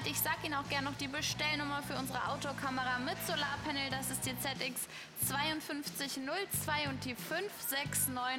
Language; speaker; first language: German; native; German